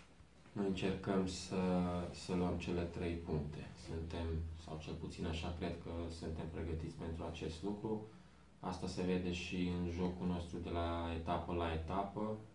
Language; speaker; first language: Romanian; native; Romanian